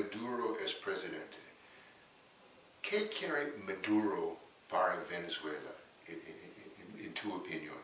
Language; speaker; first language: Spanish; non-native, fluent; English